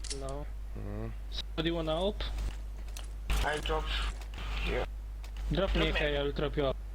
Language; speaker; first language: English; non-native, learner; Polish